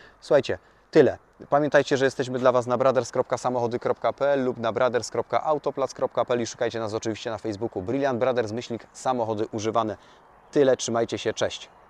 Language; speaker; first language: Polish; native; Polish